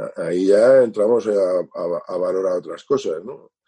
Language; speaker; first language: Spanish; native; Spanish